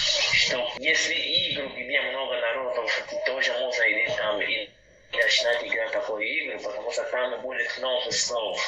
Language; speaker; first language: Russian; non-native, learner; Portuguese